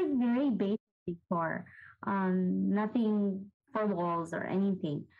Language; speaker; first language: English; non-native, local second language; Urdu